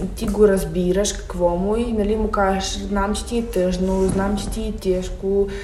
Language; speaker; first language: Bulgarian; non-native, fluent; Ukrainian